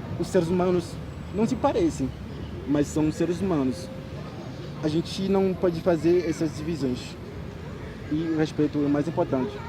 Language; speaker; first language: Portuguese; non-native, fluent; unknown